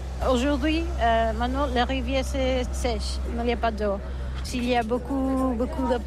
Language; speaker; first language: French; non-native, learner; Catalan